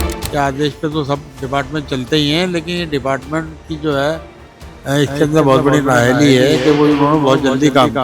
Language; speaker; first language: Hindi; native; Hindi